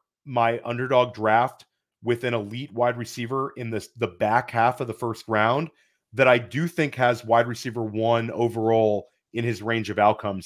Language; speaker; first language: English; native; English